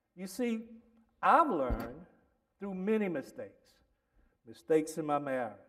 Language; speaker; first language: English; native; English